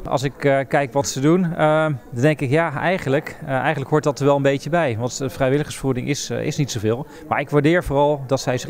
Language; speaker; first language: Dutch; native; Dutch